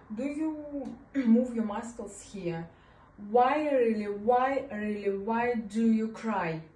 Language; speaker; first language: English; non-native, fluent; Russian